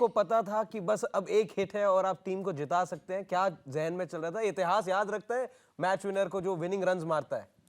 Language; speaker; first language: Hindi; native; Hindi